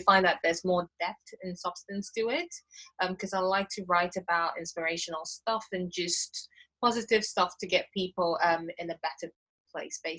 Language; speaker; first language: English; non-native, local second language; Igbo